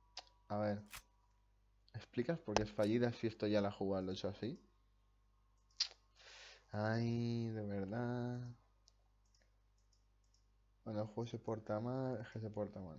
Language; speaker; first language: Spanish; native; Spanish